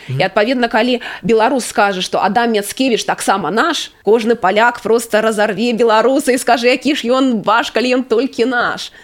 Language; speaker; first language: Belarusian; native; Belarusian